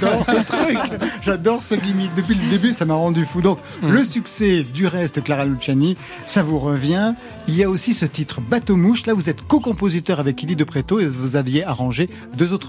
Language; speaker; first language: French; native; French